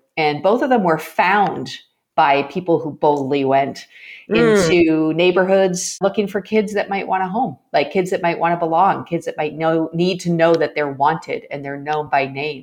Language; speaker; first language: English; native; English